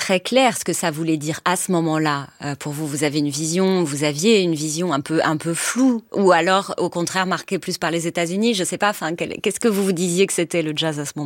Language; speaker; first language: French; native; French